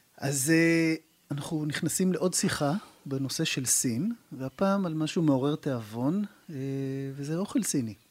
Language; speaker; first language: Hebrew; native; Hebrew